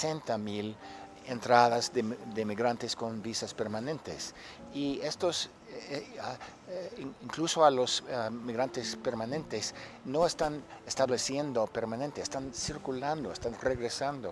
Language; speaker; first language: Spanish; non-native, fluent; English